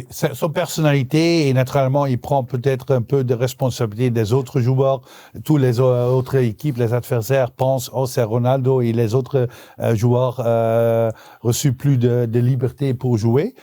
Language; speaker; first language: French; non-native, local second language; Dutch